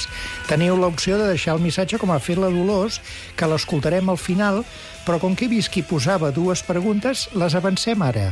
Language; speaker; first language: Catalan; native; Catalan